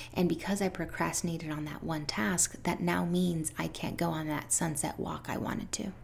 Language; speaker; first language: English; early bilingual, other home language; Spanish